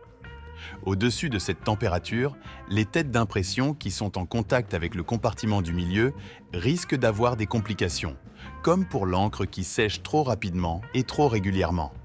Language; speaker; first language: French; native; French